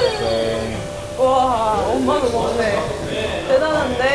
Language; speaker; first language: Korean; non-native, fluent; Estonian